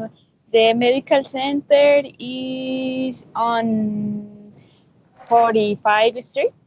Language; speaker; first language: English; non-native, learner; Spanish